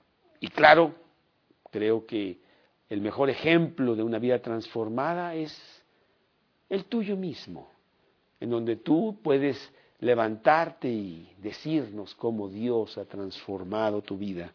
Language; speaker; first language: Spanish; native; Spanish